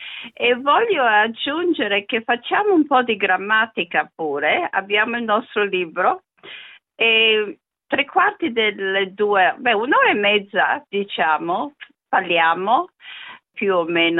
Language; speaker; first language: Italian; early bilingual, other home language; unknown